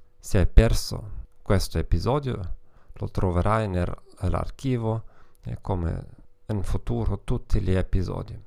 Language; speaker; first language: Italian; non-native, learner; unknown